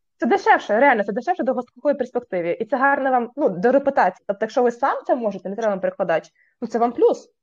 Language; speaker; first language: Ukrainian; native; Ukrainian